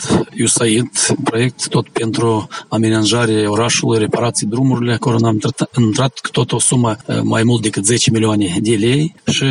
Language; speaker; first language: Romanian; non-native, local second language; Gagauz